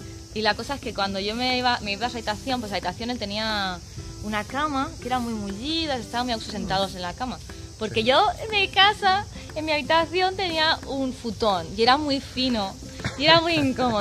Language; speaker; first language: Spanish; native; Spanish